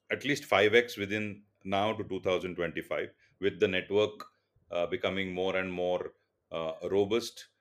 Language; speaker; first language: English; non-native, local second language; Tulu